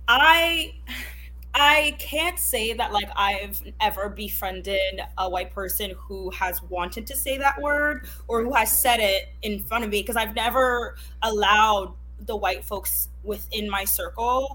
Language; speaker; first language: English; non-native, fluent; Haitian Creole